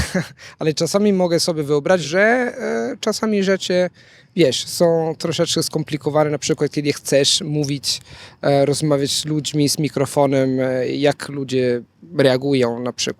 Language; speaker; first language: Polish; non-native, fluent; Italian